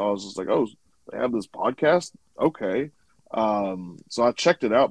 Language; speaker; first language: English; native; English